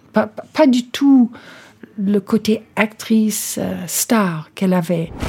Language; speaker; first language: French; non-native, fluent; English